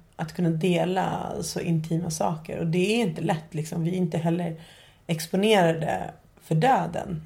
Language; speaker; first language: Swedish; native; Swedish